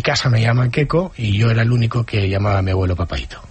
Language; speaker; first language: Spanish; native; Spanish